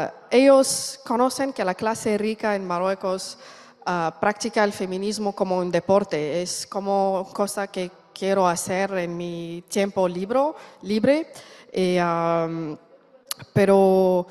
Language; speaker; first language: Spanish; non-native, learner; Arabic